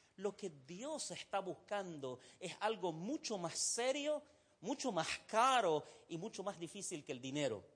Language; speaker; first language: Spanish; non-native, fluent; Arabic